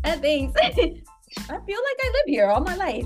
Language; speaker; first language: English; native; English